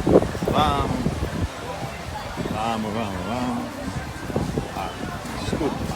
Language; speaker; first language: Portuguese; non-native, learner; English